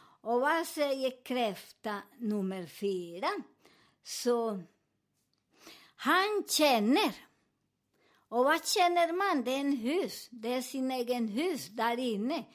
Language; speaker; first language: Swedish; non-native, learner; Spanish